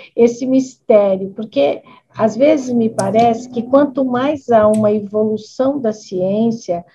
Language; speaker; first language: Portuguese; native; Portuguese